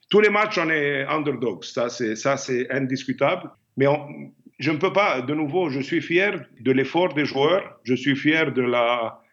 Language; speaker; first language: French; non-native, fluent; Arabic